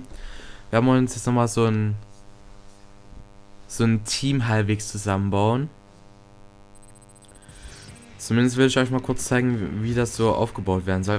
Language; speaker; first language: German; native; German